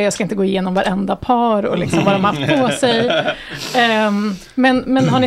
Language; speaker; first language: Swedish; native; Swedish